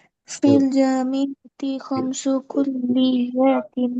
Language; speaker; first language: Arabic; non-native, learner; Bangla